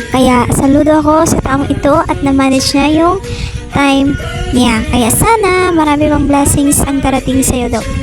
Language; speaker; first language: Filipino; non-native, local second language; Hiligaynon